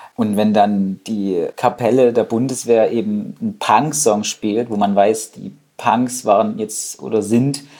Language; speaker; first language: German; native; German